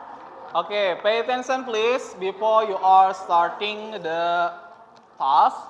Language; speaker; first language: English; non-native, learner; Indonesian